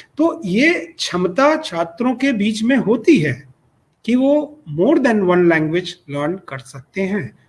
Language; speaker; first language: Hindi; non-native, local second language; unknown